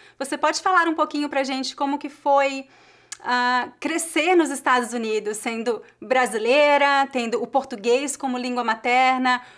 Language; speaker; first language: Portuguese; native; Portuguese